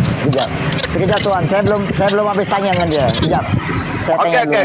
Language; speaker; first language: Malay; native; Malay